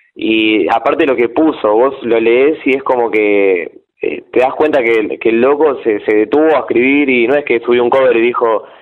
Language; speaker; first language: Spanish; native; Spanish